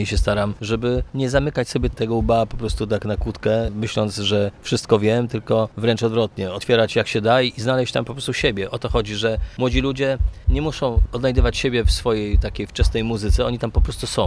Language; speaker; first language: Polish; native; Polish